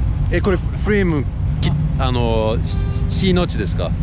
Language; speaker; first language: Japanese; non-native, fluent; English